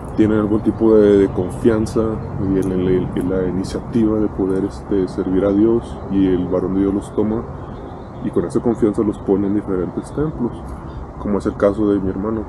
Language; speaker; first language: Spanish; native; Spanish